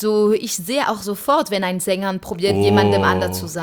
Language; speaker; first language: German; non-native, fluent; French